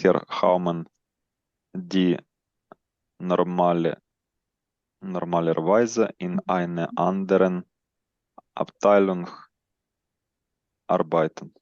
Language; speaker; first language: German; non-native, learner; Ukrainian